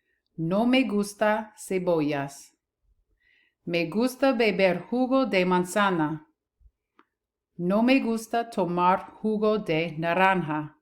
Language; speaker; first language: Spanish; non-native, fluent; English